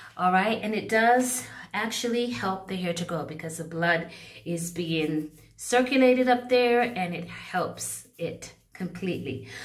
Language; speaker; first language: English; native; English